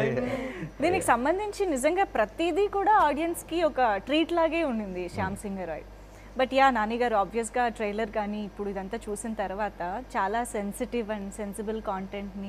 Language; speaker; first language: Telugu; native; Telugu